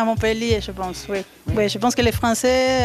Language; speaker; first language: French; non-native, fluent; Spanish